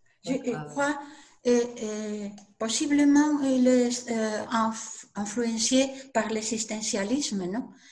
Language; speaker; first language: French; non-native, learner; Spanish